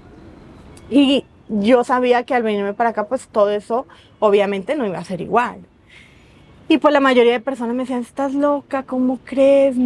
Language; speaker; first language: Spanish; native; Spanish